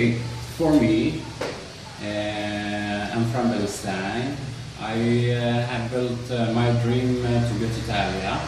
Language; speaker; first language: English; non-native, learner; Arabic